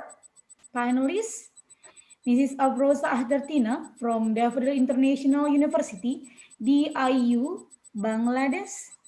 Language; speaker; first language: English; non-native, learner; Indonesian